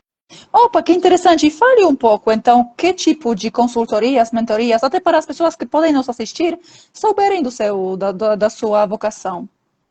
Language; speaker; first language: Portuguese; non-native, fluent; Polish